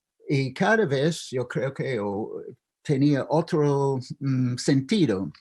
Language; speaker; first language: Spanish; non-native, fluent; English